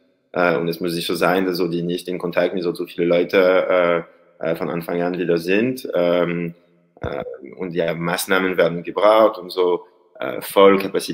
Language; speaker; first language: German; non-native, learner; French